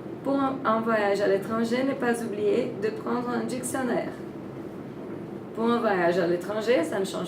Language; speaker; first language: French; non-native, fluent; Portuguese